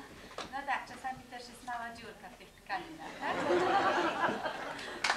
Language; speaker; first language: Polish; non-native, fluent; German